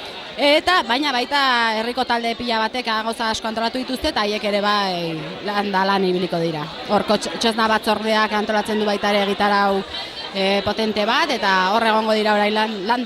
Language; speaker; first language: Basque; native; Basque